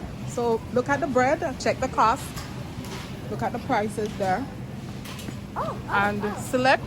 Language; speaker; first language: English; native; English